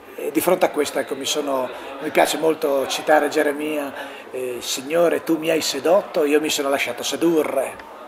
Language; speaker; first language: Italian; non-native, local second language; Friulian